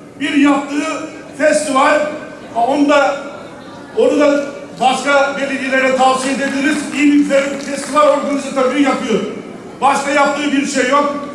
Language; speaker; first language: Turkish; native; Turkish